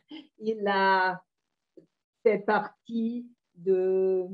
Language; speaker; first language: French; non-native, fluent; Portuguese